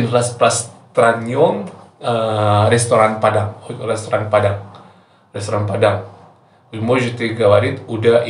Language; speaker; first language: Russian; non-native, learner; Javanese